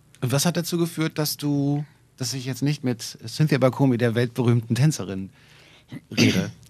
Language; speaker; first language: German; native; German